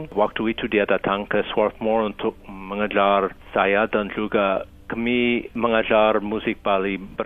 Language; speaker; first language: Indonesian; non-native, fluent; English